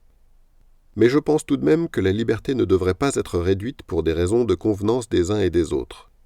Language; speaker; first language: French; native; French